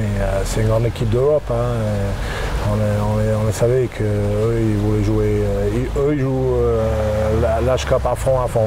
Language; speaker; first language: French; non-native, learner; English